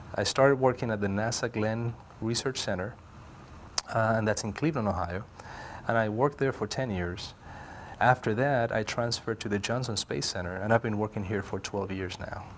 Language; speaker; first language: English; non-native, local second language; Spanish